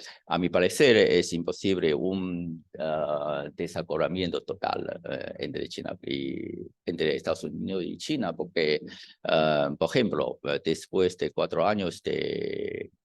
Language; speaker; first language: Spanish; non-native, fluent; Chinese